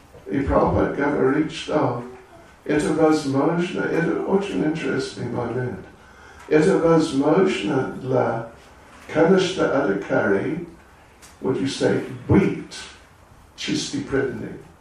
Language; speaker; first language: Russian; non-native, learner; English